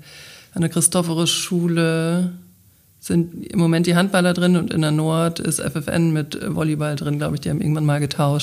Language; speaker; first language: German; native; German